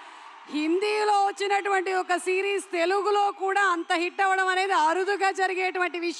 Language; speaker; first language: Telugu; native; Telugu